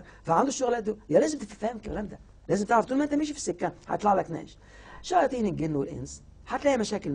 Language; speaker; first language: Arabic; native; Arabic